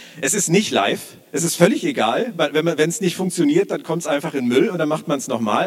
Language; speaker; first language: German; native; German